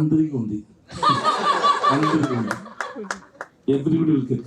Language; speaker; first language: Telugu; non-native, learner; Tamil